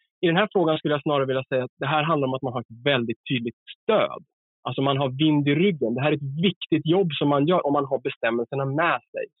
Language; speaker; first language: Swedish; native; Swedish